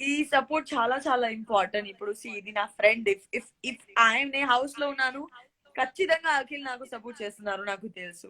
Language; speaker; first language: Telugu; non-native, learner; Gujarati